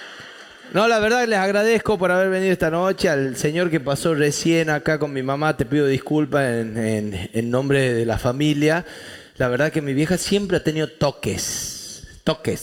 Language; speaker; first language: Spanish; native; Spanish